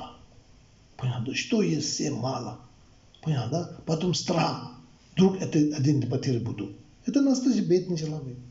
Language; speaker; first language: Russian; non-native, learner; Tibetan